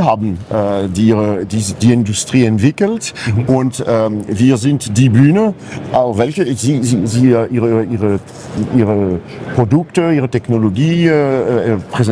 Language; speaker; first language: German; non-native, fluent; French